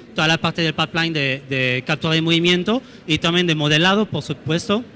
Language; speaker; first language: Spanish; non-native, fluent; French